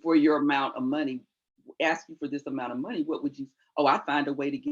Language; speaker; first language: English; native; English